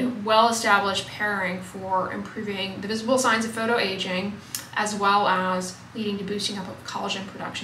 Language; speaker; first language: English; native; English